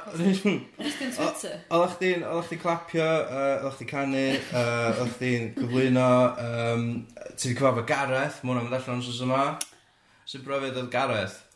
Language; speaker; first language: Welsh; native; Welsh